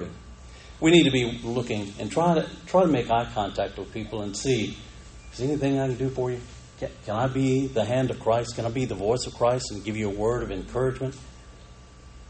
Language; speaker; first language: English; native; English